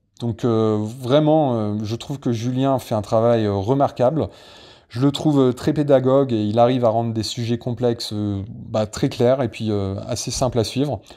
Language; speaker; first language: French; native; French